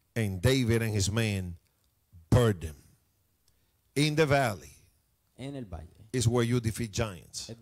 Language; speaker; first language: English; non-native, fluent; Spanish